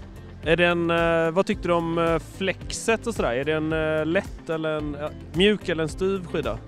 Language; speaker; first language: Swedish; native; Swedish